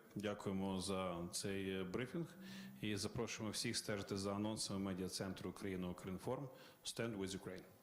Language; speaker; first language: Ukrainian; native; Ukrainian